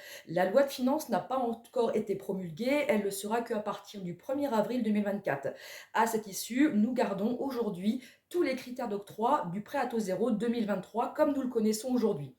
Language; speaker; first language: French; native; French